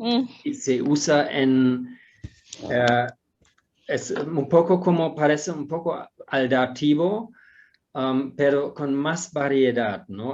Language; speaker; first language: Spanish; non-native, fluent; German